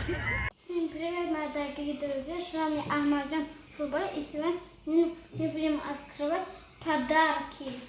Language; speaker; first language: Russian; early bilingual, other home language; Tajik